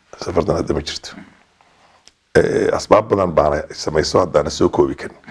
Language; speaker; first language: Somali; native; Somali